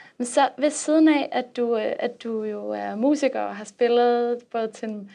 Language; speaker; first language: Danish; native; Danish